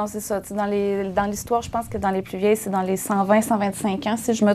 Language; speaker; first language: French; native; French